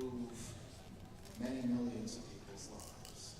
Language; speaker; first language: English; native; English